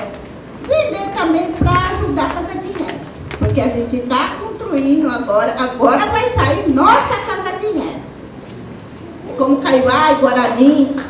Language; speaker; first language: Portuguese; non-native, local second language; Guarani